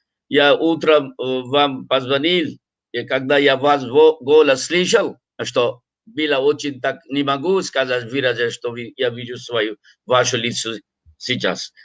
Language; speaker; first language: Russian; non-native, learner; Bangla